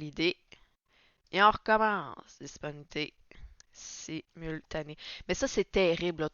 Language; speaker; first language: French; native; French